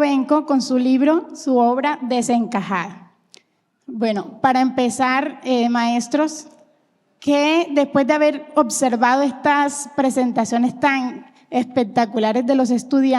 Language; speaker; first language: Spanish; native; Spanish